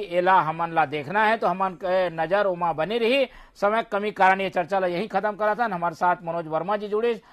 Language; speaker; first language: Hindi; native; Hindi